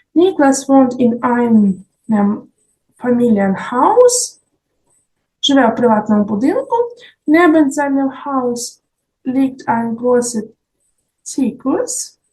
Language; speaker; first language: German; non-native, fluent; Ukrainian